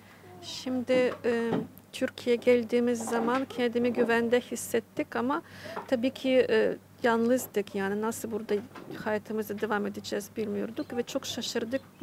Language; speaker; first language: Turkish; non-native, fluent; Ukrainian